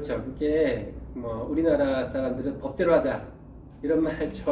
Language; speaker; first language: Korean; native; Korean